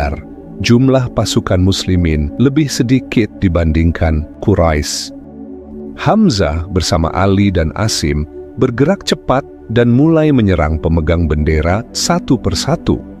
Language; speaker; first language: Indonesian; native; Indonesian